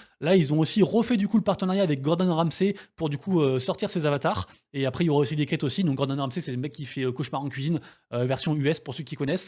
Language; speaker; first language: French; native; French